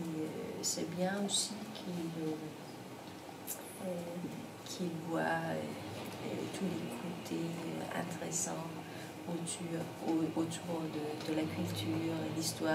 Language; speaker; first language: French; non-native, fluent; Danish